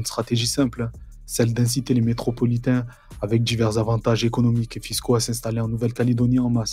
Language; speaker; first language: French; native; French